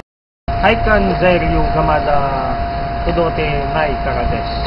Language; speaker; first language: Japanese; non-native, learner; Filipino